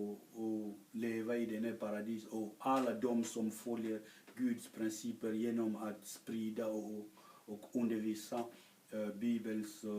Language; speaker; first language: Swedish; non-native, fluent; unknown